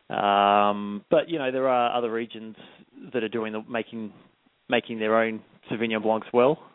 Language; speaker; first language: English; native; English